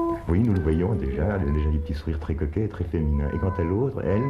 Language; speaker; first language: French; native; French